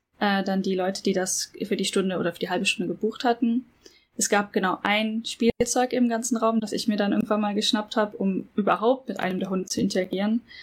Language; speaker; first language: German; native; German